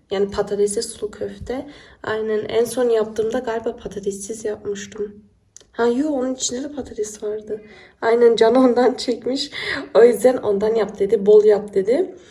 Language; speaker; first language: Turkish; early bilingual, heritage; Turkish